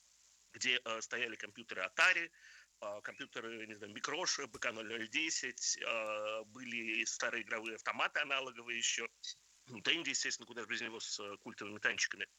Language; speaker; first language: Russian; native; Russian